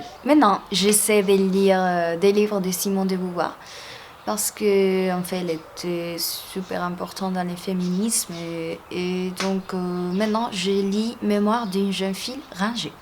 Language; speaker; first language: French; non-native, fluent; Spanish